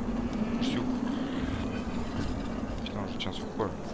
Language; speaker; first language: French; native; French